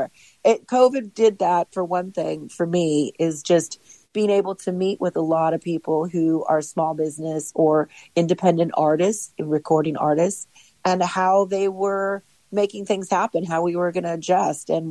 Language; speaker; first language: English; native; English